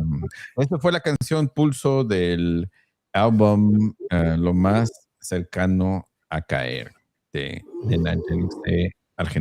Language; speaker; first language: Spanish; early bilingual, heritage; Spanish